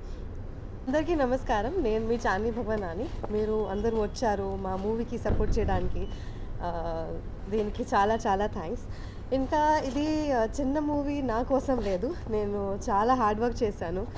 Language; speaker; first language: Telugu; non-native, learner; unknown